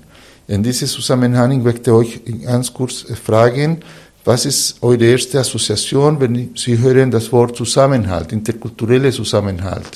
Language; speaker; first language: German; non-native, fluent; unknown